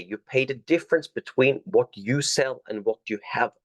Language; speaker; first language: English; non-native, fluent; Norwegian